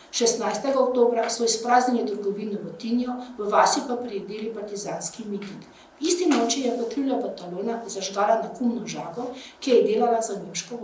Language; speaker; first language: Slovenian; native; Slovenian